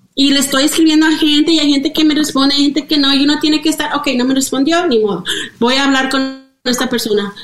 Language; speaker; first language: Spanish; early bilingual, heritage; Spanish